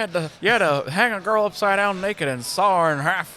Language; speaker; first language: English; native; English